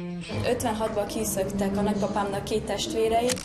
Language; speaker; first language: Hungarian; early bilingual, heritage; English